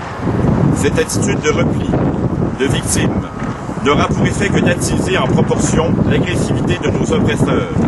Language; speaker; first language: French; native; French